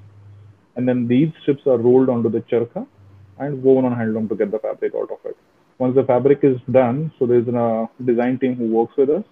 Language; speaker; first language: English; non-native, local second language; Kashmiri